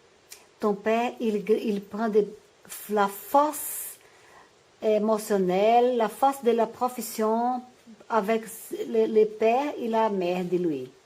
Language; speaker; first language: French; non-native, learner; Portuguese